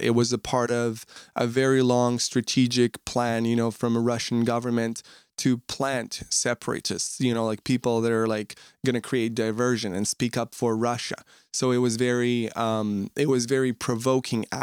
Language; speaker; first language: English; non-native, fluent; Ukrainian